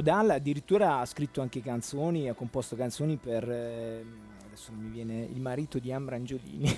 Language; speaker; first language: Italian; native; Italian